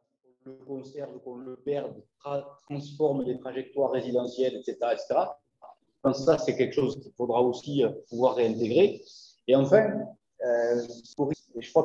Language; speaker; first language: French; native; French